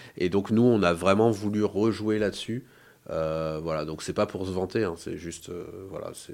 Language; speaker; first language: French; native; French